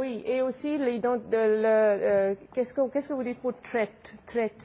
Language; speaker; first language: French; non-native, fluent; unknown